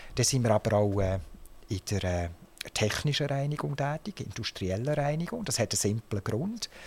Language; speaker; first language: German; native; German